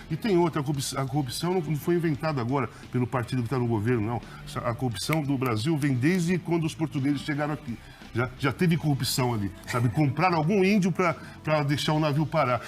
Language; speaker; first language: Portuguese; native; Portuguese